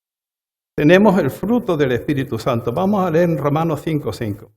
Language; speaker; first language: Spanish; native; Spanish